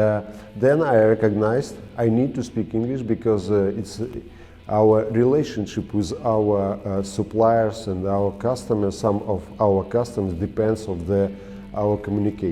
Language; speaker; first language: English; non-native, learner; Russian